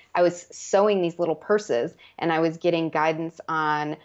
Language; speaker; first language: English; native; English